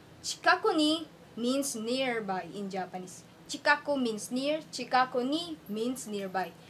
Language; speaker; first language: English; non-native, local second language; Filipino